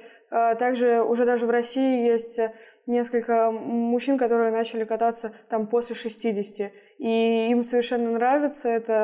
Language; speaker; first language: Russian; native; Russian